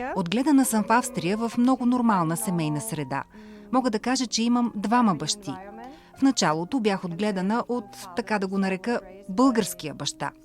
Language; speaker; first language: Bulgarian; early bilingual, heritage; Bulgarian